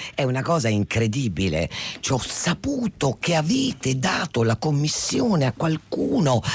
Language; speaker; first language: Italian; native; Italian